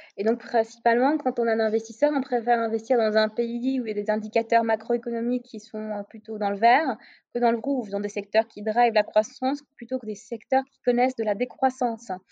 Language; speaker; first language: French; non-native, local second language; Arabic